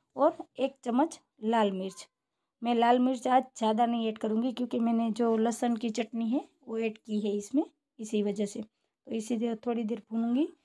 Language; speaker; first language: Hindi; non-native, local second language; Gujarati